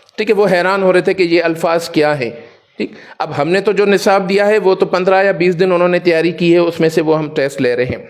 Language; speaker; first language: Urdu; non-native, local second language; Sindhi